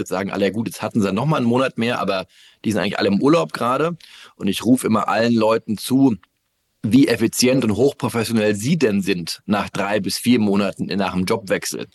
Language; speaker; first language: German; native; German